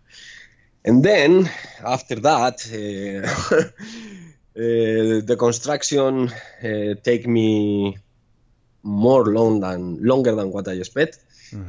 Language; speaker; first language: English; non-native, fluent; Spanish